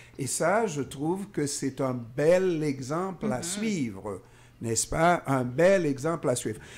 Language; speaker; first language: French; non-native, local second language; Haitian Creole